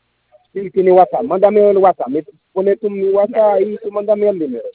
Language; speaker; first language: Spanish; non-native, learner; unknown